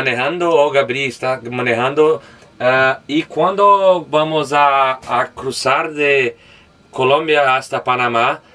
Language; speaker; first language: Spanish; non-native, learner; Portuguese